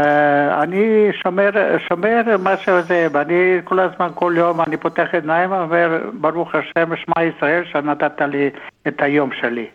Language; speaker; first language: Hebrew; non-native, fluent; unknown